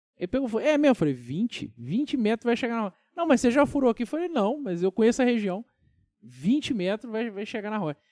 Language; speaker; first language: Portuguese; native; Portuguese